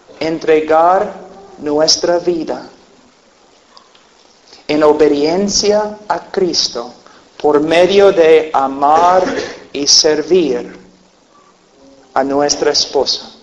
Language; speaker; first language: Spanish; non-native, fluent; English